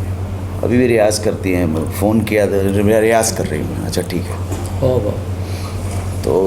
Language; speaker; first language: Hindi; native; Hindi